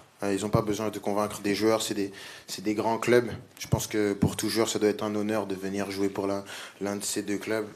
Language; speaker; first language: French; native; French